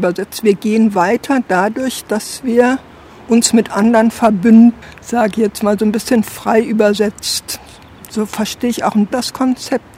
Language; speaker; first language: German; native; German